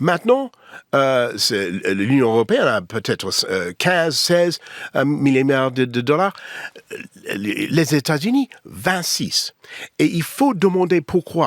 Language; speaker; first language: French; non-native, learner; English